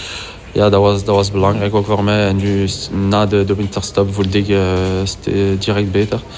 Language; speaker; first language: Dutch; non-native, fluent; French